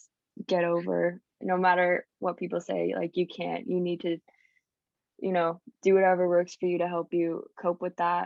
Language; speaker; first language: English; native; English